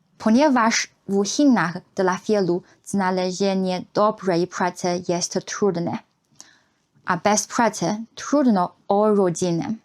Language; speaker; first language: Polish; non-native, fluent; Chinese